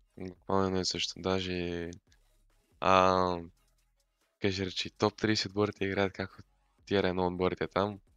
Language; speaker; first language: Bulgarian; non-native, local second language; Turkish